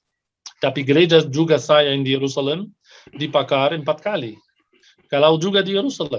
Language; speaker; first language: Indonesian; non-native, fluent; Arabic